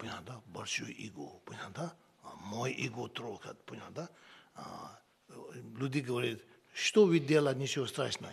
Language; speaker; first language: Russian; non-native, learner; Tibetan